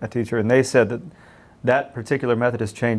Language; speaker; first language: English; native; English